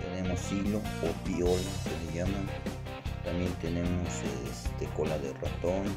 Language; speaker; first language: Spanish; native; Spanish